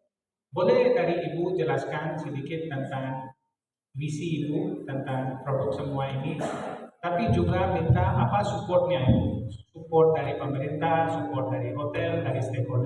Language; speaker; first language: Indonesian; non-native, fluent; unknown